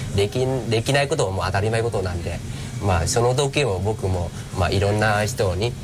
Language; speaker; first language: Japanese; non-native, fluent; Vietnamese